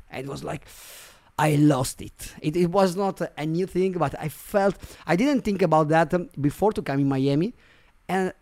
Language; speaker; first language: English; non-native, fluent; Italian